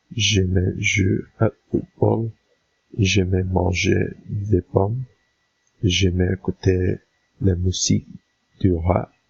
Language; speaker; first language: French; non-native, learner; English